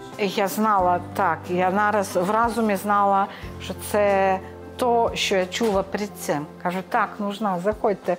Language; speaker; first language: Ukrainian; non-native, local second language; Romany